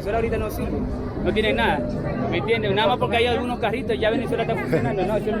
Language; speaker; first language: Spanish; native; Spanish